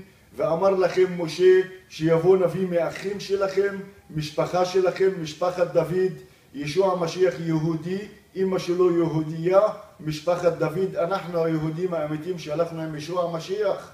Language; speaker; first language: Hebrew; non-native, local second language; Arabic